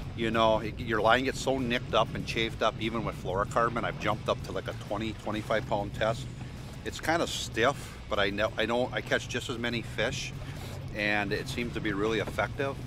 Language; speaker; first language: English; native; English